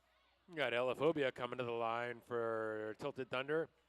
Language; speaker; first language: English; native; English